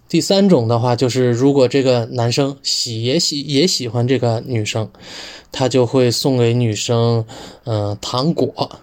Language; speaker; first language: Chinese; native; Chinese